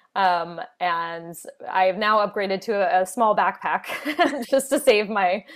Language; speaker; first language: English; native; English